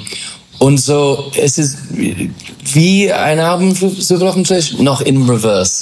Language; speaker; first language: German; non-native, fluent; English